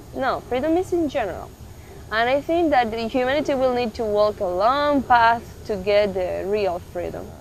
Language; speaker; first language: English; non-native, fluent; Spanish